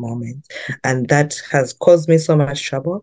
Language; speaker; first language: English; non-native, local second language; Ganda